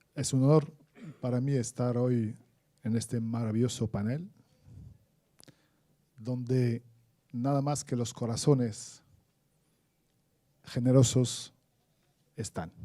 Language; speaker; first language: Spanish; non-native, fluent; Arabic